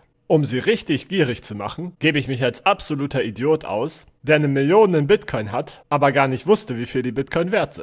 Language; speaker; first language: German; native; German